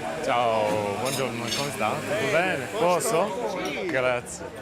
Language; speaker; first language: Italian; non-native, learner; English